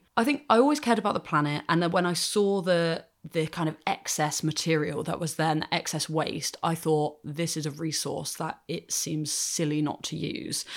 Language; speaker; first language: English; native; English